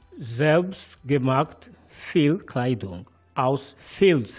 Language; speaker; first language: German; non-native, learner; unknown